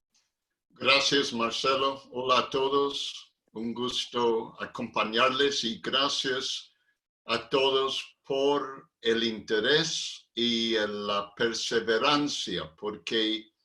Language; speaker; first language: Spanish; non-native, fluent; English